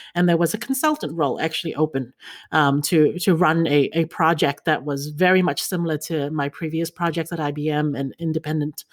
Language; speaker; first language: English; early bilingual, other home language; Chinese